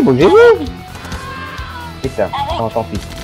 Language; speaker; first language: French; native; French